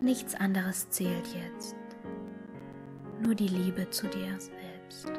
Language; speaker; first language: German; native; German